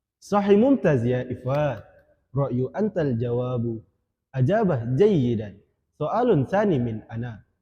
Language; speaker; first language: Arabic; non-native, learner; Indonesian